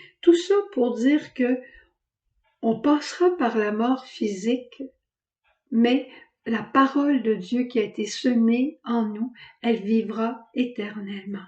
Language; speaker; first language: French; native; French